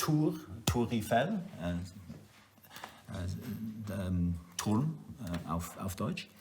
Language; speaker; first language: German; non-native, learner; Welsh